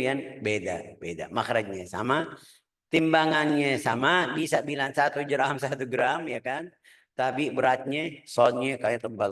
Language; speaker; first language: Indonesian; non-native, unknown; Arabic